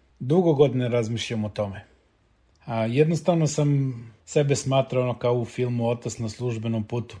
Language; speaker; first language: Serbian; native; Serbian